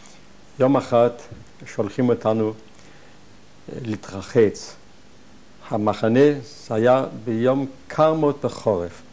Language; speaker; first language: Hebrew; non-native, fluent; German